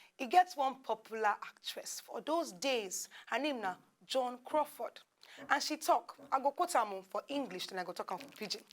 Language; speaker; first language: Nigerian Pidgin; native; Nigerian Pidgin